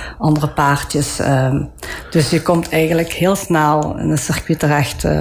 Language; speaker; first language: Dutch; early bilingual, other home language; Italian